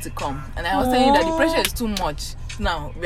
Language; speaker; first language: English; non-native, local second language; Yoruba